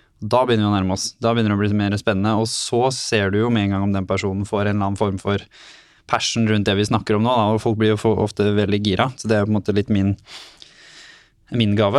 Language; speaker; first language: Norwegian; native; Norwegian